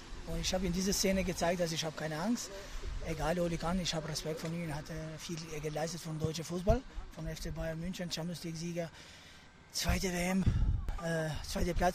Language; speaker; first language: German; non-native, fluent; Albanian